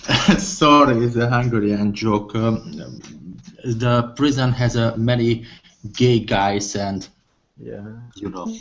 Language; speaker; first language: English; non-native, learner; Hungarian